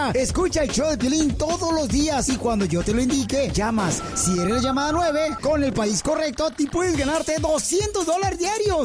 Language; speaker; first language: Spanish; native; Spanish